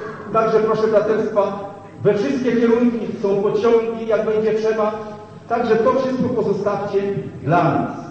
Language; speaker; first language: Polish; native; Polish